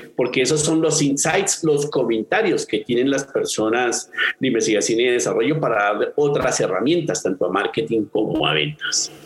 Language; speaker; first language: Spanish; native; Spanish